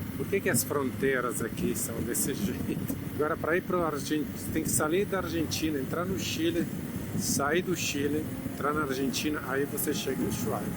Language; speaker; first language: Portuguese; non-native, fluent; Italian